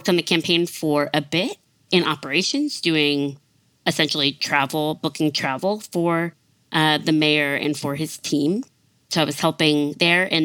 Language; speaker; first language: English; native; English